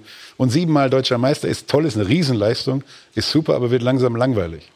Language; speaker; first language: German; native; German